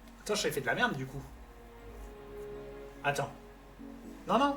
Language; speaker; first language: French; native; French